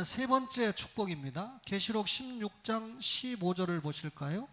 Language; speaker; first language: Korean; native; Korean